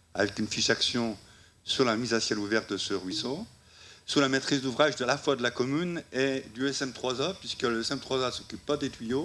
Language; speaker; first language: French; native; French